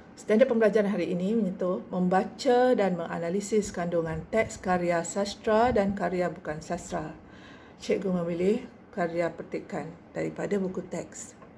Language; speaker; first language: Malay; native; Malay